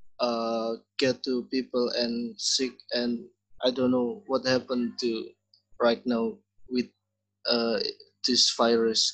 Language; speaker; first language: English; non-native, learner; Indonesian